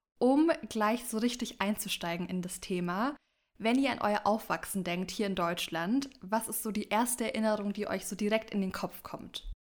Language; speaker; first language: German; early bilingual, other home language; Amharic